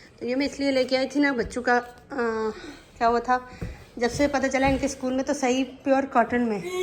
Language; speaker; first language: Urdu; non-native, local second language; Punjabi